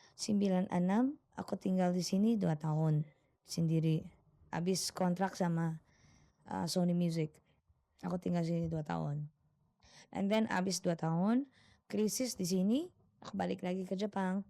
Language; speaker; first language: Indonesian; non-native, fluent; Filipino